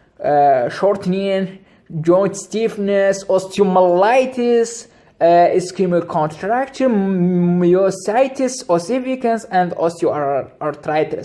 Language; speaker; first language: English; non-native, local second language; Arabic